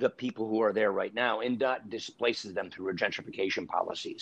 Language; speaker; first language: English; native; English